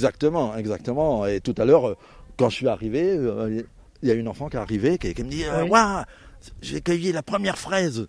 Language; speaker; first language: French; native; French